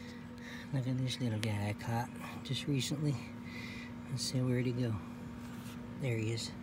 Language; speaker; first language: English; native; English